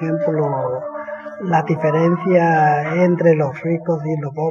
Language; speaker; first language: Spanish; non-native, fluent; Chinese